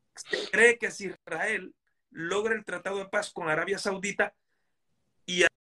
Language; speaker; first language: Spanish; native; Spanish